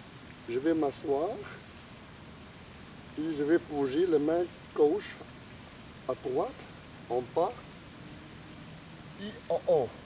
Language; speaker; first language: French; non-native, learner; Chinese